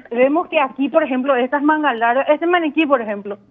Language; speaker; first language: Spanish; native; Spanish